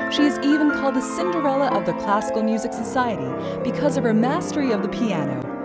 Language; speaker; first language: English; native; English